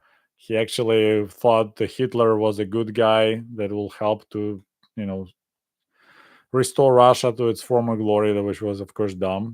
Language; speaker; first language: English; non-native, fluent; Russian